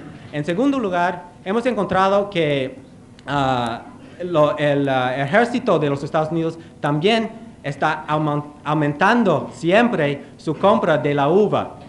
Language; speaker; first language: Spanish; non-native, fluent; English